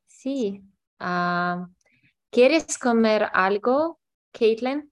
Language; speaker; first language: Spanish; non-native, learner; English